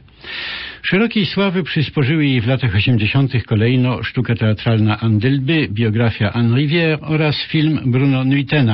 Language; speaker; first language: Polish; native; Polish